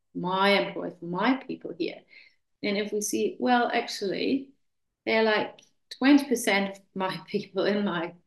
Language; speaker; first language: English; non-native, fluent; German